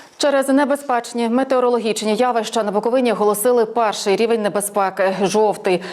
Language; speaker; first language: Ukrainian; native; Ukrainian